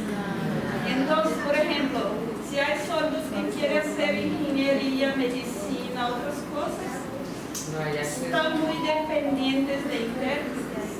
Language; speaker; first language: Spanish; non-native, fluent; Portuguese